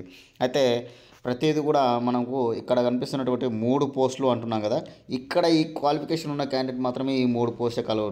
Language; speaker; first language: Telugu; native; Telugu